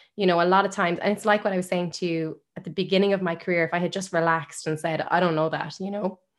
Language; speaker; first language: English; native; English